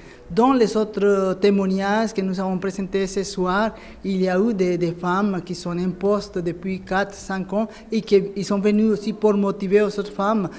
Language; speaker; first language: French; non-native, fluent; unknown